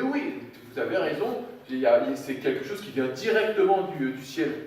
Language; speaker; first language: French; native; French